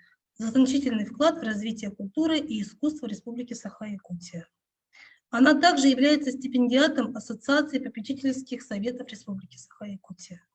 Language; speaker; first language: Russian; native; Russian